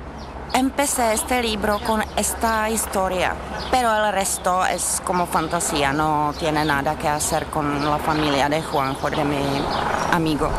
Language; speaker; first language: Spanish; non-native, fluent; Czech